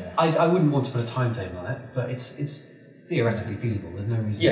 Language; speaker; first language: English; native; English